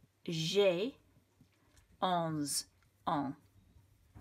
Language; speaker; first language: French; non-native, fluent; English